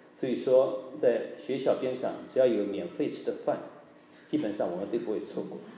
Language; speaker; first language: Chinese; native; Chinese